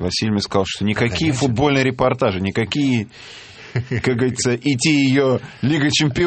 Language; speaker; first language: Russian; native; Russian